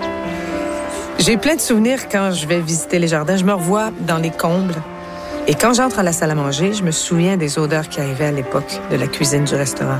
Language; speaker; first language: French; native; French